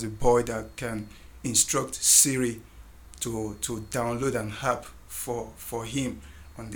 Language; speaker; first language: English; non-native, local second language; Yoruba